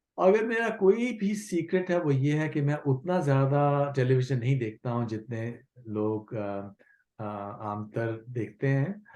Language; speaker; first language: Hindi; non-native, local second language; Kashmiri